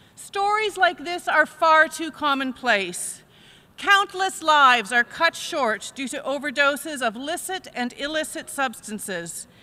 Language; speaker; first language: English; native; English